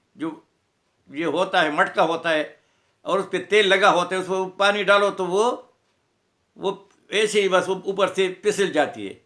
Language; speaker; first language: Urdu; non-native, local second language; Pashto